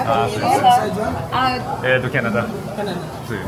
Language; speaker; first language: Portuguese; non-native, learner; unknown